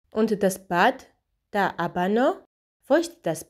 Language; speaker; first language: German; non-native, fluent; Georgian